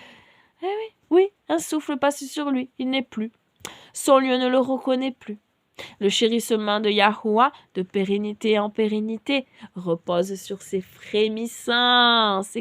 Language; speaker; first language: French; native; French